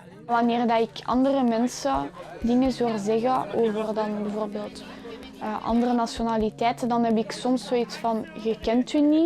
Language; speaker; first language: Dutch; non-native, local second language; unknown